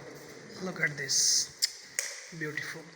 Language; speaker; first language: English; non-native, local second language; Urdu